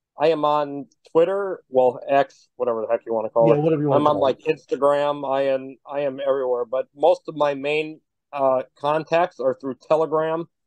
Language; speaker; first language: English; native; English